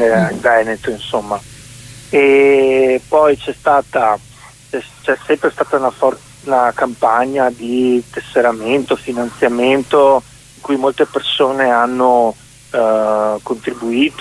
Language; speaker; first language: Italian; native; Italian